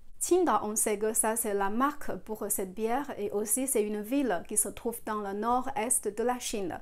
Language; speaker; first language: French; non-native, fluent; Chinese